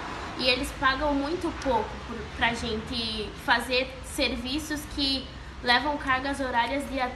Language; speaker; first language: Portuguese; non-native, fluent; Haitian Creole